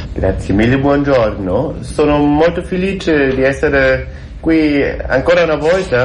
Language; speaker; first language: Italian; non-native, learner; German